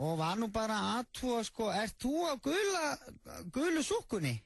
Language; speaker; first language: Icelandic; native; Icelandic